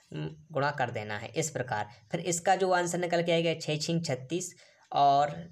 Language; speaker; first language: Hindi; native; Hindi